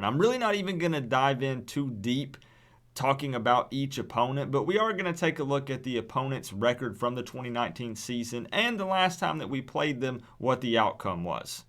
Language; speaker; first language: English; native; English